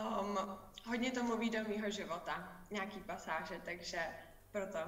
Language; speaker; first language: Czech; non-native, fluent; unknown